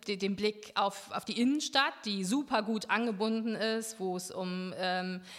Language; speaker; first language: German; native; German